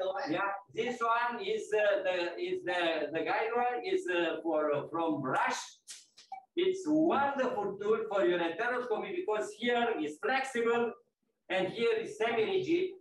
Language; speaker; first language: English; non-native, fluent; Romanian